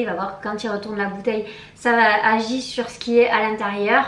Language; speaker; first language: French; native; French